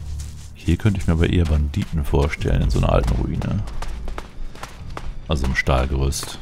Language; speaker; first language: German; native; German